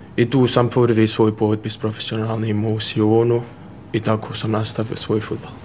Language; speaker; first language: Croatian; early bilingual, heritage; Bosnian